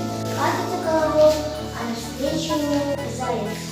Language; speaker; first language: Russian; non-native, local second language; Yakut